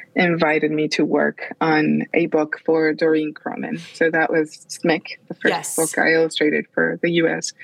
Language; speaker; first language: English; non-native, fluent; Spanish